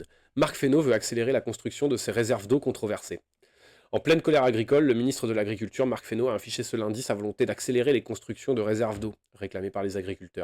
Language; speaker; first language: French; native; French